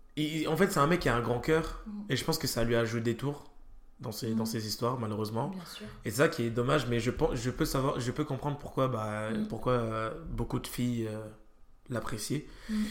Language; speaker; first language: French; native; French